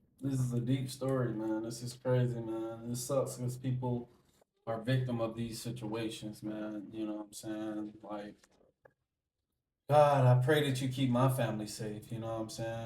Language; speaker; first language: English; native; English